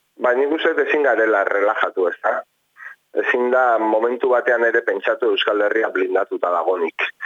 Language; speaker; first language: Basque; non-native, local second language; Spanish